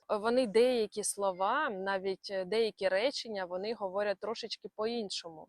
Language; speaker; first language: Ukrainian; non-native, local second language; Russian